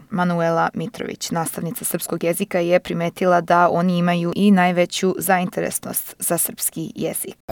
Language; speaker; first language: Serbian; early bilingual, heritage; Serbian